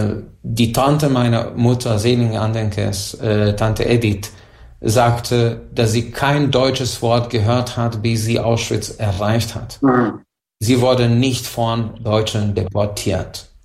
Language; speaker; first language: German; non-native, fluent; Hungarian